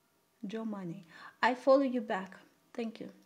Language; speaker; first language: English; non-native, learner; Russian